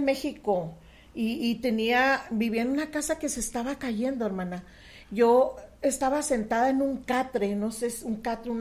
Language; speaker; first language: Spanish; native; Spanish